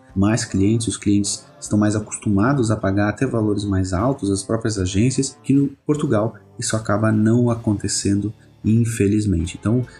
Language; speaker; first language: Portuguese; native; Portuguese